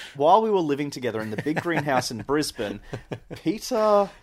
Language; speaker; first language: English; native; English